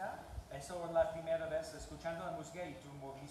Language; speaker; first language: Spanish; non-native, learner; English